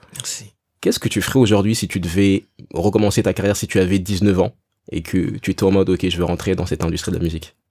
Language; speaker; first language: French; native; French